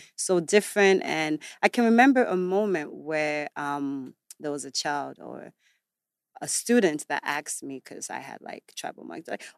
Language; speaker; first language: English; early bilingual, other home language; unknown